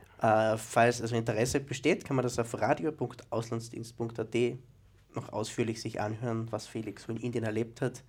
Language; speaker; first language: German; native; German